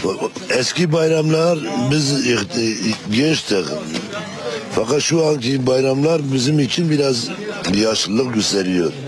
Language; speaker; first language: Turkish; non-native, local second language; Kurdish